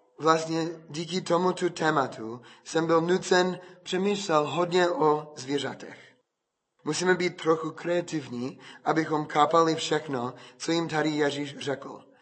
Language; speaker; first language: Czech; non-native, fluent; English